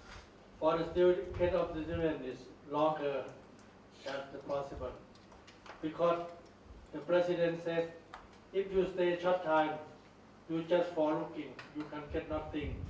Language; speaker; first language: English; non-native, learner; Thai